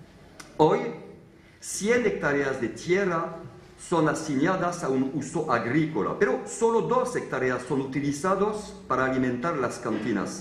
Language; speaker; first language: Spanish; non-native, fluent; French